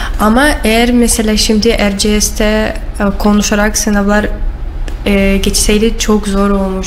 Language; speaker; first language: Turkish; non-native, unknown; Russian